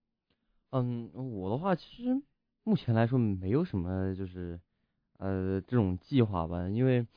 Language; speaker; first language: Chinese; native; Chinese